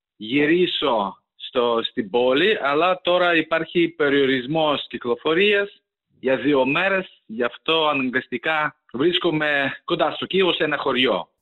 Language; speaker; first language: Greek; non-native, fluent; Ukrainian